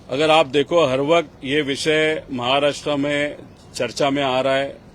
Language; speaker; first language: Hindi; non-native, local second language; Marathi